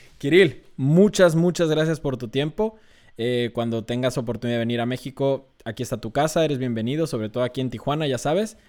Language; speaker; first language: Spanish; native; Spanish